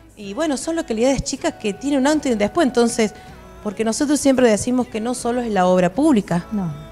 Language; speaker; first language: Spanish; native; Spanish